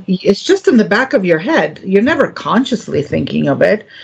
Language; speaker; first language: English; non-native, fluent; Greek